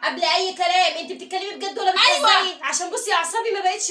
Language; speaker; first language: Arabic; native; Arabic